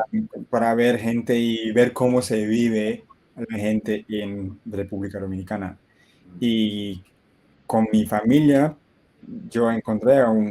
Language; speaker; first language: Spanish; non-native, fluent; English